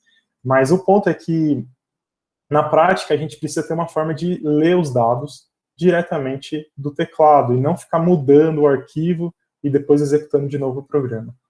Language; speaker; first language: Portuguese; native; Portuguese